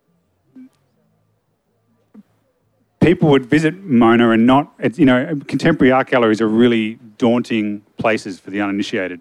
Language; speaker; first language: English; native; English